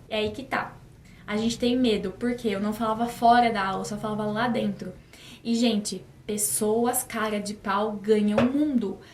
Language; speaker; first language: Portuguese; native; Portuguese